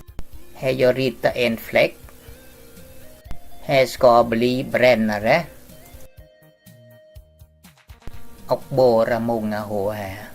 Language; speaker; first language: Swedish; non-native, learner; Vietnamese